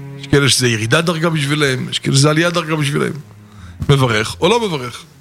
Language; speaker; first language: Hebrew; native; Hebrew